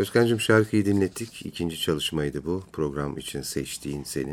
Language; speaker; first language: Turkish; native; Turkish